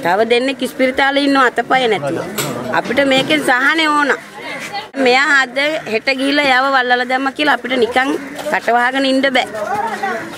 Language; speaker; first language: Sinhala; native; Sinhala